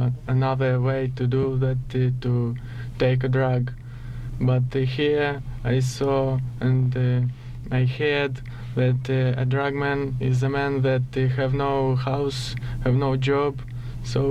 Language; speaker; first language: English; non-native, learner; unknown